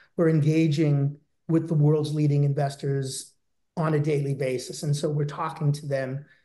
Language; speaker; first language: English; native; English